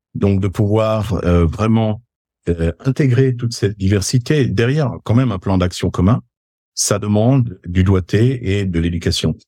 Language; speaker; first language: French; native; French